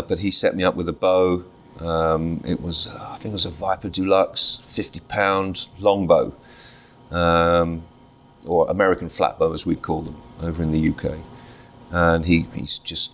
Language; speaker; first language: English; native; English